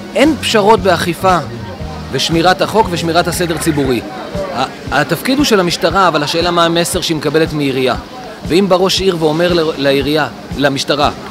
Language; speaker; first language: Hebrew; native; Hebrew